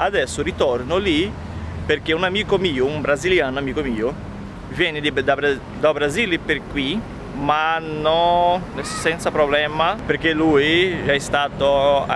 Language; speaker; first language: Italian; non-native, learner; Portuguese